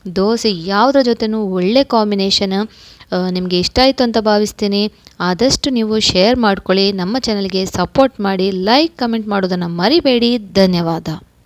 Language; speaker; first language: Kannada; non-native, local second language; Tulu